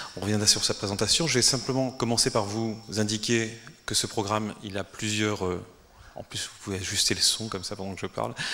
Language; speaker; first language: French; native; French